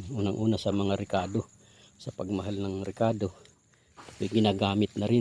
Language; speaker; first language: Filipino; native; Filipino